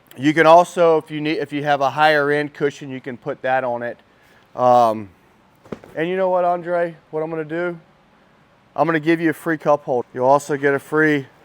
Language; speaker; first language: English; native; English